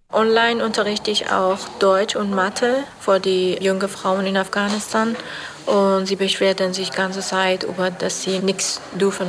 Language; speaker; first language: German; non-native, learner; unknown